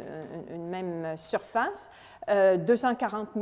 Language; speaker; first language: French; native; French